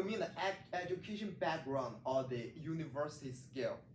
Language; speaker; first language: English; non-native, learner; Chinese